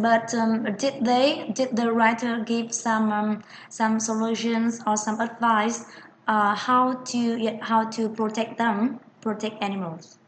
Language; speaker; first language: English; non-native, fluent; Vietnamese